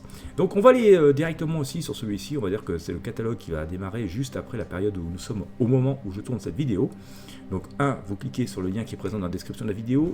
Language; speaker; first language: French; native; French